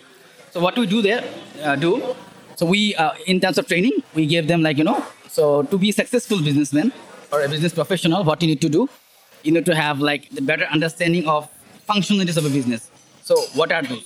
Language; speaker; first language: English; non-native, local second language; Bangla